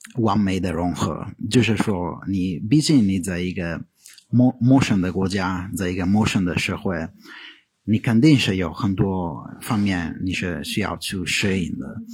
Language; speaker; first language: Chinese; non-native, fluent; Italian